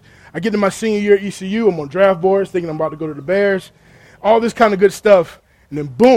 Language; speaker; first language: English; native; English